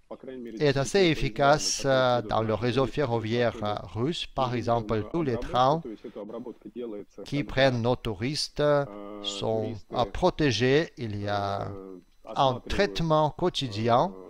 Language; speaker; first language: French; non-native, fluent; Russian